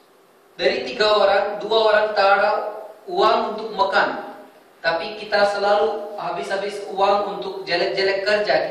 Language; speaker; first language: Indonesian; non-native, fluent; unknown